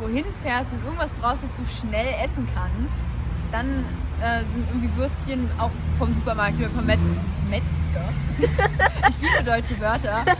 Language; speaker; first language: German; native; German